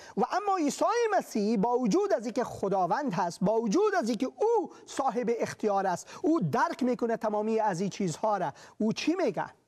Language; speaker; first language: Persian; native; Persian